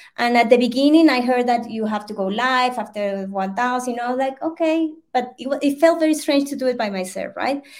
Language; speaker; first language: English; non-native, fluent; Spanish